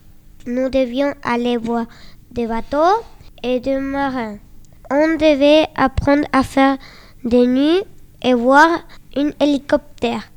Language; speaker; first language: French; non-native, learner; Spanish